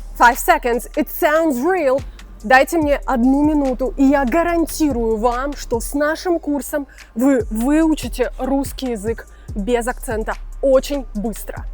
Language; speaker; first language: Russian; native; Russian